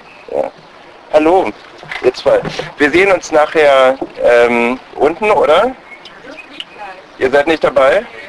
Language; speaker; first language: German; native; German